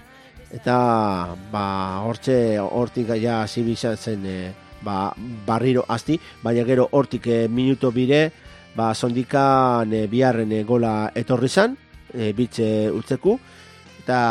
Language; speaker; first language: Basque; native; Basque